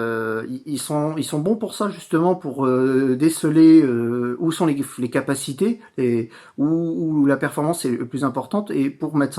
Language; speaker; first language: French; native; French